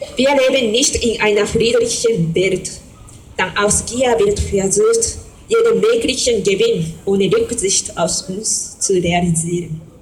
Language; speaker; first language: German; non-native, fluent; Japanese